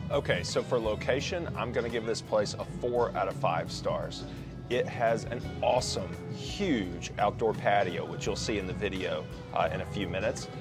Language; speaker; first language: English; native; English